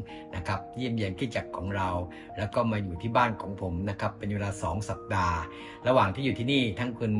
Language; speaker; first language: Thai; native; Thai